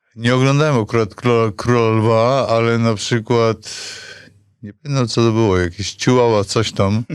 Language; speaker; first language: Polish; native; Polish